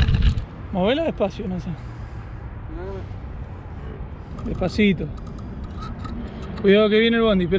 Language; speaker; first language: Spanish; native; Spanish